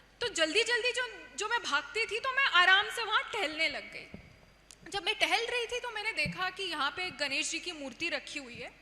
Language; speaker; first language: Hindi; non-native, local second language; Kannada